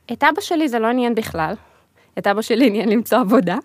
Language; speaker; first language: Hebrew; early bilingual, other home language; Russian